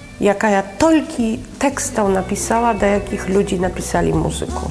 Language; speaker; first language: Polish; non-native, local second language; Belarusian